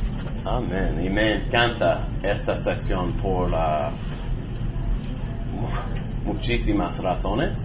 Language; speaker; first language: Spanish; non-native, learner; English